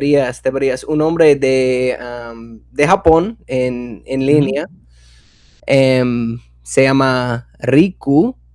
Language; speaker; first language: Spanish; non-native, fluent; English